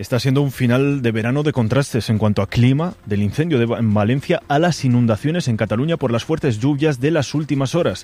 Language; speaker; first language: Spanish; native; Spanish